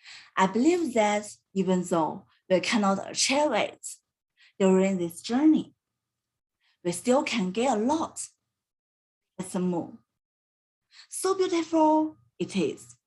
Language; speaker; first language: English; non-native, learner; Chinese